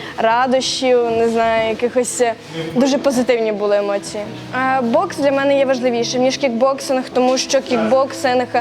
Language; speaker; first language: Ukrainian; native; Ukrainian